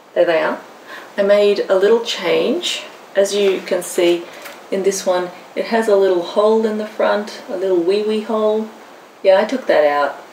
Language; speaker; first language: English; native; English